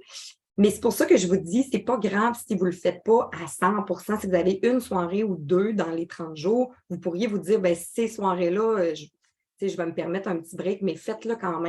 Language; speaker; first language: French; native; French